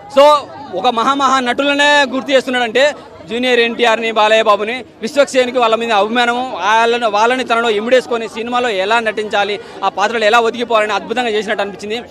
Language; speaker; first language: Telugu; native; Telugu